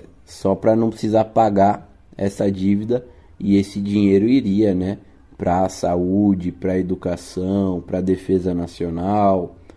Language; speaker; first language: Portuguese; native; Portuguese